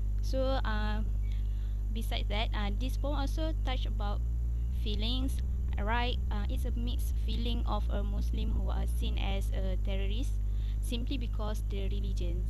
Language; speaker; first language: English; non-native, local second language; Malay